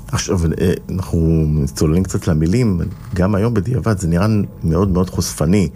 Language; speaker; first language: Hebrew; native; Hebrew